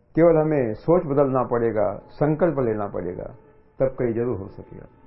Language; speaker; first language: Hindi; non-native, local second language; Marathi